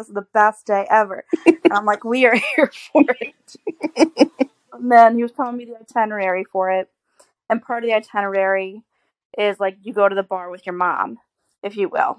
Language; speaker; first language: English; native; English